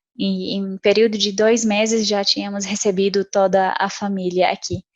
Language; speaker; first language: Portuguese; non-native, fluent; Arabic